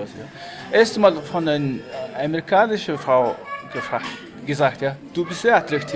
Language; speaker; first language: German; non-native, fluent; Mongolian